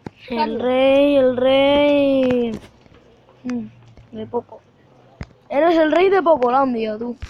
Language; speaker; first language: Spanish; native; Spanish